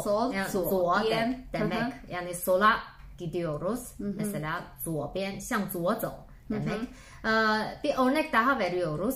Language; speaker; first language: Turkish; non-native, fluent; Chinese